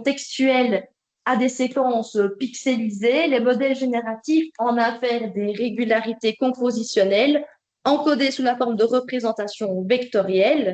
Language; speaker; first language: French; native; French